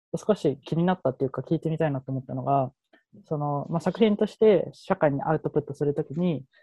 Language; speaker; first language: Japanese; native; Japanese